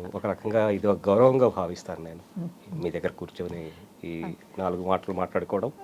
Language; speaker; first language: Telugu; non-native, local second language; Urdu